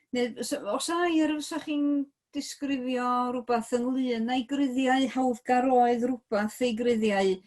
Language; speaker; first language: Welsh; native; Welsh